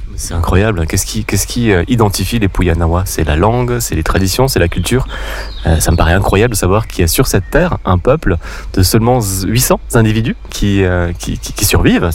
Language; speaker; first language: French; native; French